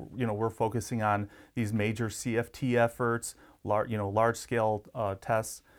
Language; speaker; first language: English; native; English